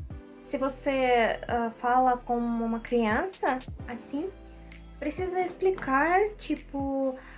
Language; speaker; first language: Portuguese; non-native, learner; Russian